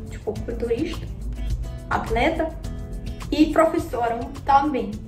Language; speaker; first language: Portuguese; non-native, fluent; Russian